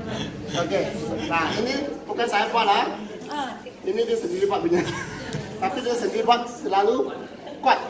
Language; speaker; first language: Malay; non-native, local second language; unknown